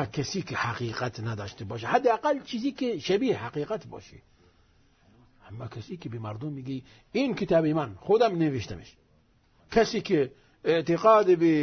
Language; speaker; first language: Persian; non-native, fluent; Arabic